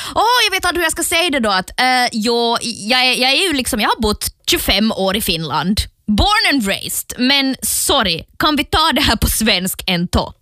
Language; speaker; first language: Swedish; native; Swedish